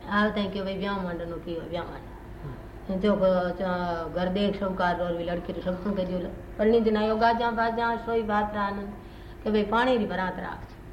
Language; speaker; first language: Hindi; native; Hindi